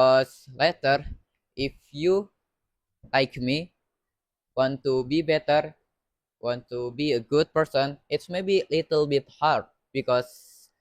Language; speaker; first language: English; non-native, learner; Indonesian